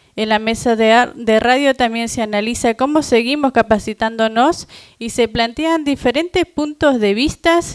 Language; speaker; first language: Spanish; non-native, local second language; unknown